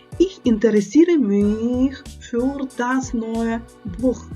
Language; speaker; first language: German; non-native, fluent; Ukrainian